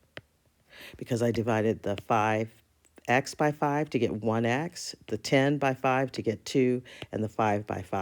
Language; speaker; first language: English; native; English